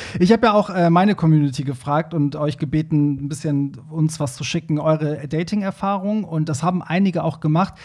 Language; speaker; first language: German; early bilingual, other home language; Persian